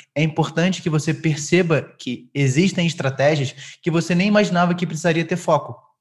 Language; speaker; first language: Portuguese; native; Portuguese